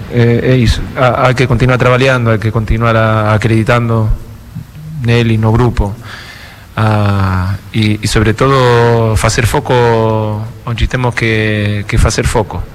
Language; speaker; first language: Portuguese; non-native, fluent; Spanish